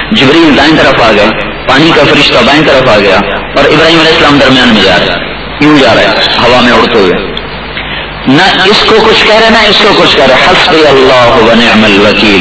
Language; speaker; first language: Urdu; non-native, local second language; Punjabi